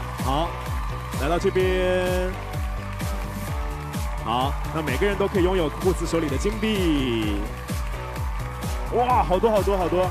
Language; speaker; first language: Chinese; native; Chinese